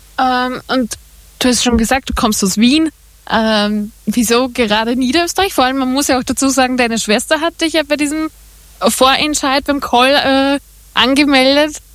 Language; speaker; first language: German; native; German